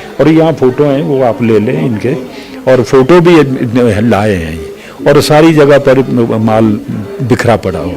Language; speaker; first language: Hindi; native; Hindi